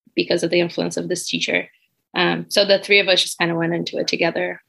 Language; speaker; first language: English; non-native, fluent; Portuguese